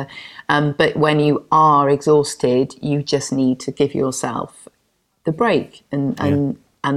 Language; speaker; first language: English; native; English